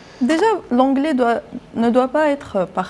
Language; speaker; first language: French; non-native, local second language; Arabic